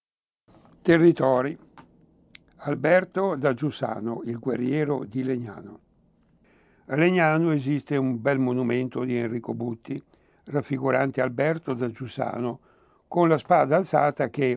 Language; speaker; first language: Italian; native; Italian